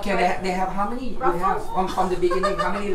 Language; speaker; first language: English; non-native, learner; Thai